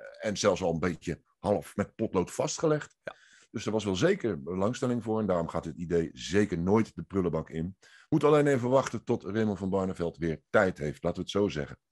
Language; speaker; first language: Dutch; native; Dutch